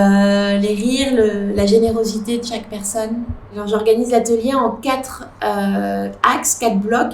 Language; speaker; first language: French; native; French